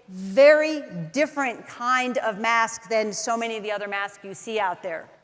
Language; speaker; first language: English; native; English